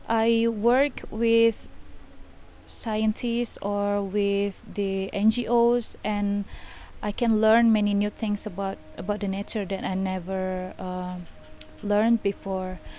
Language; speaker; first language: English; non-native, fluent; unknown